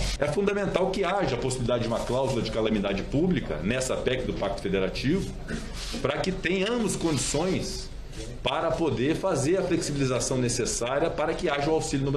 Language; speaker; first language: Portuguese; native; Portuguese